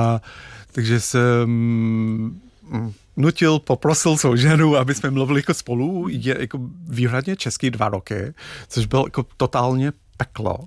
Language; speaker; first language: Czech; non-native, fluent; English